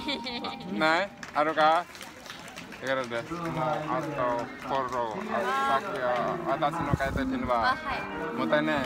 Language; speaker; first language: Japanese; non-native, learner; Javanese